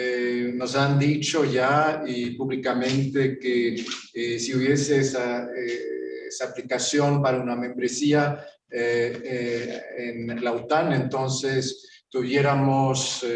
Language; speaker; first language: Spanish; non-native, fluent; Swedish